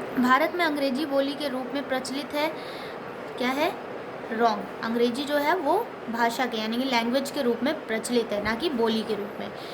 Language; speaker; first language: Hindi; native; Hindi